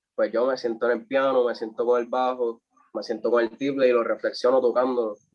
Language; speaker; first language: Spanish; native; Spanish